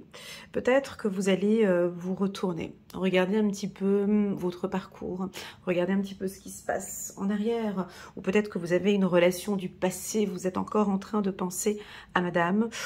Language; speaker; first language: French; native; French